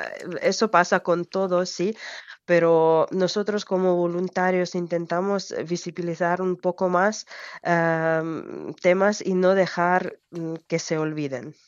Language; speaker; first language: Spanish; non-native, fluent; Ukrainian